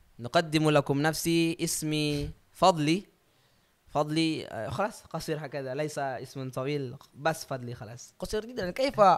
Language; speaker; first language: Arabic; non-native, learner; Indonesian